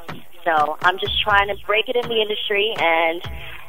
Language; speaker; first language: English; native; English